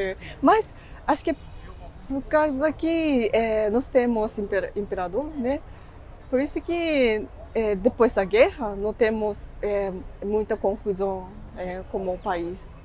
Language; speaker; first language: Portuguese; non-native, fluent; Japanese